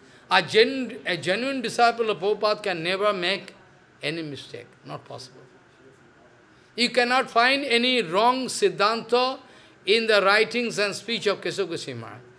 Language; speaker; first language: English; non-native, local second language; Bangla